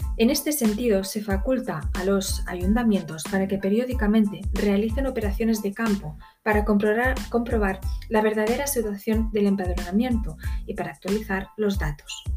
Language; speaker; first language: Spanish; native; Spanish